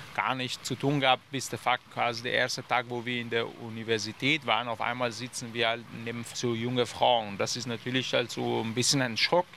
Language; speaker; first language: German; non-native, fluent; Persian